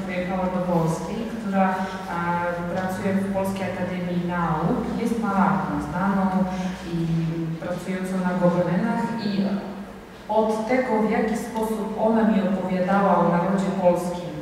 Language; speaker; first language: Polish; non-native, fluent; Georgian